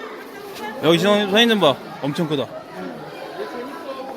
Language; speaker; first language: Korean; native; Korean